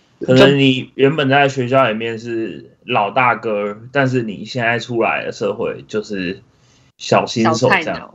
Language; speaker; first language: Chinese; native; Chinese